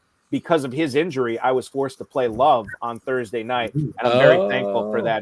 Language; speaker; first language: English; native; English